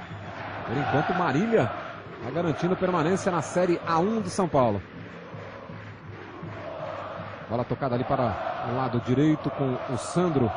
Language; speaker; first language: Portuguese; native; Portuguese